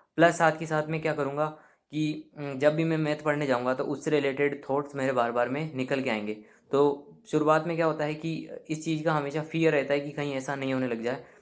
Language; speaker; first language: Hindi; native; Hindi